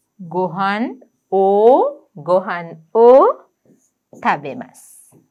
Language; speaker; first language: Japanese; non-native, fluent; Sinhala